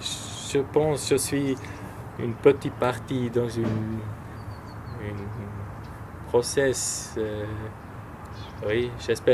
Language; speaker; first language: French; non-native, local second language; German